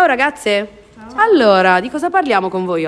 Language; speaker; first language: Italian; native; Italian